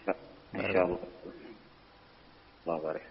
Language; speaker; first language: Arabic; native; Arabic